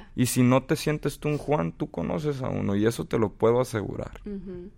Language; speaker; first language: Spanish; native; Spanish